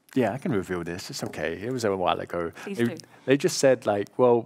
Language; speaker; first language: English; native; English